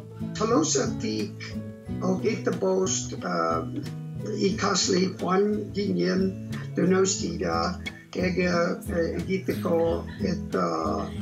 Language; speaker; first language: Basque; non-native, fluent; English